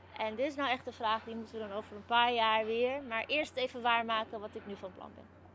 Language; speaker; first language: Dutch; early bilingual, other home language; Turkish